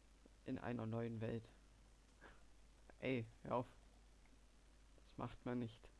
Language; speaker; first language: German; native; German